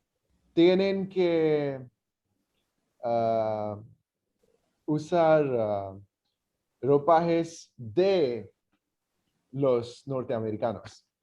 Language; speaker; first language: Spanish; non-native, learner; English